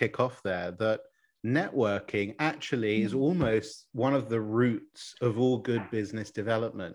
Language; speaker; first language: English; native; English